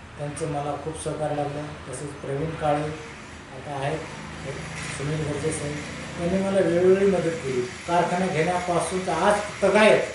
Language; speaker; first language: Marathi; native; Marathi